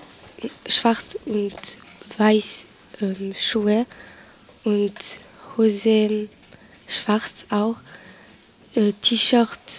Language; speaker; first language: German; non-native, learner; French